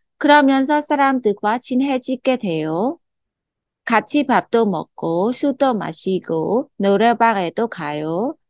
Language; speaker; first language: Korean; non-native, fluent; Khmer